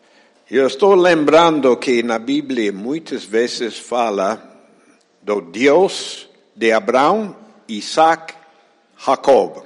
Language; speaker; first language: Portuguese; non-native, fluent; Spanish